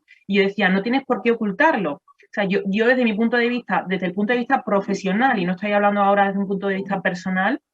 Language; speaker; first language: Spanish; native; Spanish